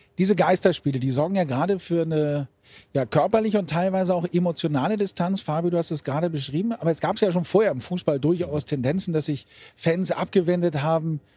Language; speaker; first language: German; native; German